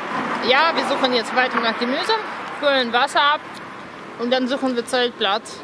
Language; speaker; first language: German; non-native, fluent; Russian